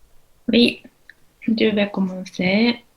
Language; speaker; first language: French; non-native, learner; Japanese